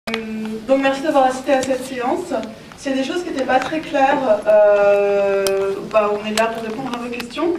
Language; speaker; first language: French; native; French